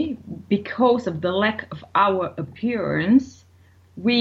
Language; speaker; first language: English; non-native, fluent; Bulgarian